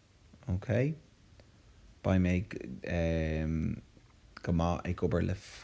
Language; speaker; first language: Irish; non-native, local second language; English